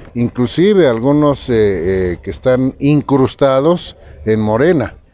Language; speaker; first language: Spanish; native; Spanish